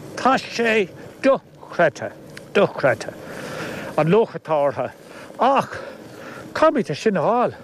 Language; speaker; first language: Irish; native; Irish